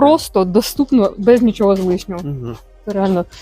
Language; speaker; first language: Ukrainian; native; Ukrainian